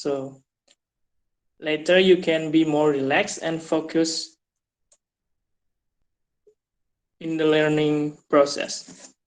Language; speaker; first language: English; non-native, fluent; Indonesian